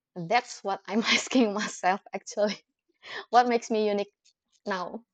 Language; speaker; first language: English; non-native, fluent; Indonesian